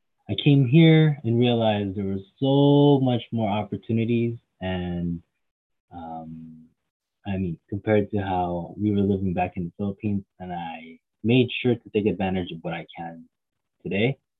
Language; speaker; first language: English; early bilingual, other home language; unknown